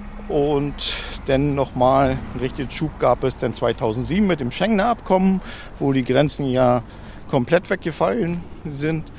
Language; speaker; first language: German; native; German